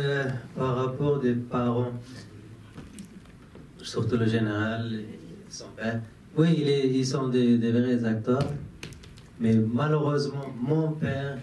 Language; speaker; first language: French; non-native, fluent; Persian